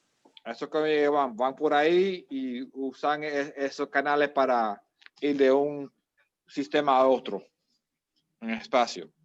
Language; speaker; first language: Spanish; early bilingual, heritage; Spanish